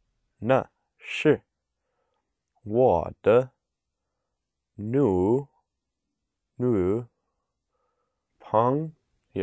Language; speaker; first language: Chinese; non-native, learner; English